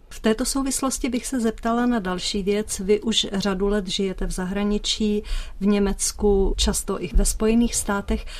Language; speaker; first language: Czech; native; Czech